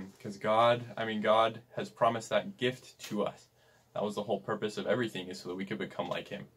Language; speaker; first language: English; native; English